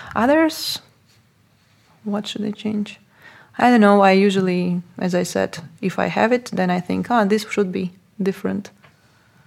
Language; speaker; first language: English; non-native, fluent; Latvian